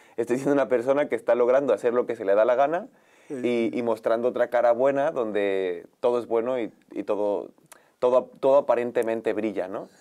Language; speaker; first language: Spanish; native; Spanish